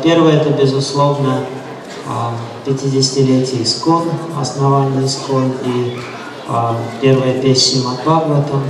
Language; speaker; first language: Russian; native; Russian